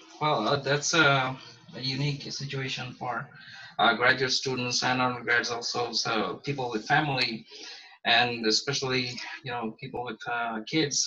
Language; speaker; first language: English; non-native, local second language; Bangla